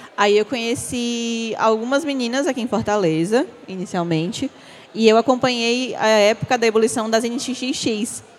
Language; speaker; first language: Portuguese; native; Portuguese